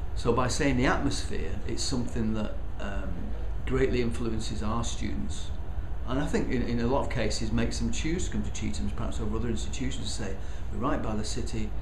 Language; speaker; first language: English; native; English